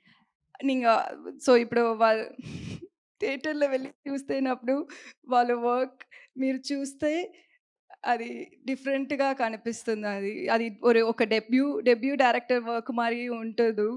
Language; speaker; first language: Telugu; non-native, learner; Tamil